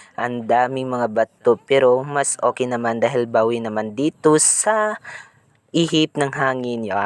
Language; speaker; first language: Filipino; non-native, local second language; Cebuano